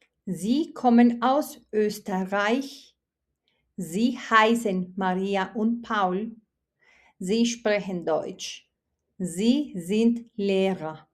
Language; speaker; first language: German; non-native, fluent; Spanish